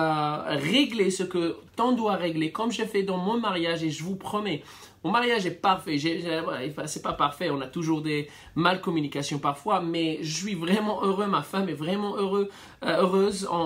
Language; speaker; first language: French; non-native, fluent; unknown